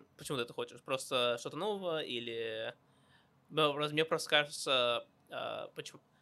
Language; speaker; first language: Russian; early bilingual, heritage; Russian